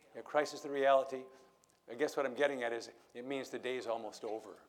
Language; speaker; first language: English; native; English